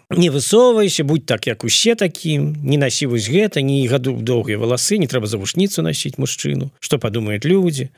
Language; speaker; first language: Belarusian; native; Belarusian